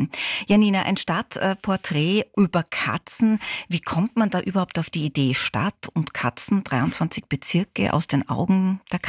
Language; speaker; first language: German; native; German